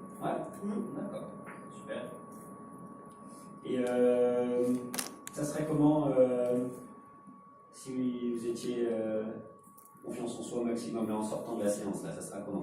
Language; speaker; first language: French; native; French